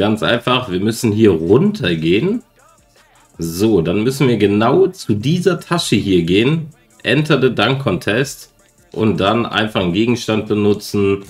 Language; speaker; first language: German; native; German